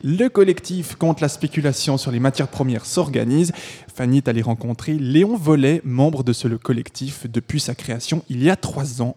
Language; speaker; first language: French; native; French